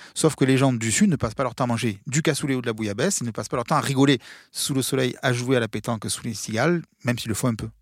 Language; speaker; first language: French; native; French